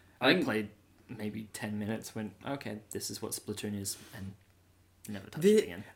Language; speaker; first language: English; native; English